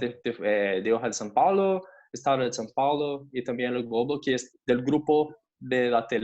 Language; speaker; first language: Spanish; non-native, fluent; Portuguese